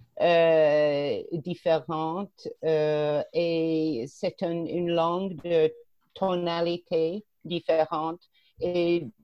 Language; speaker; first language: French; non-native, fluent; English